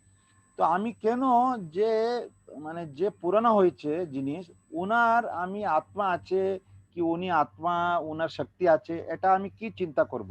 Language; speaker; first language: Bangla; non-native, learner; Hindi